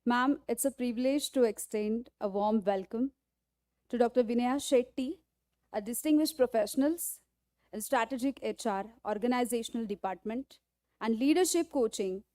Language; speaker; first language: English; non-native, local second language; Marathi